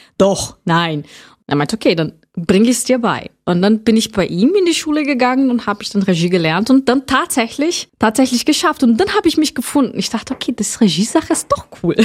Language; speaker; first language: German; non-native, fluent; Portuguese